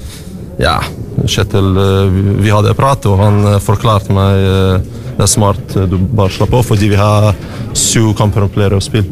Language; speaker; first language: Norwegian; non-native, learner; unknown